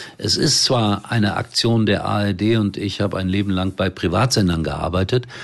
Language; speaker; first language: German; native; German